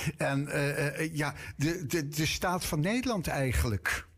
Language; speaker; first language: Dutch; native; Dutch